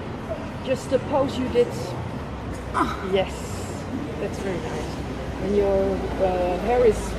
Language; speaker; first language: English; non-native, learner; Dutch